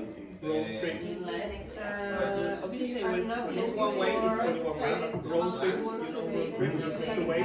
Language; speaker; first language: English; non-native, learner; Spanish